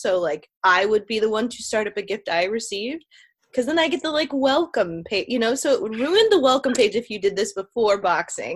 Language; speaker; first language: English; native; English